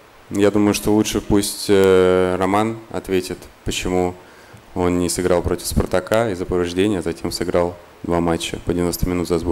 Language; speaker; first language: Russian; native; Russian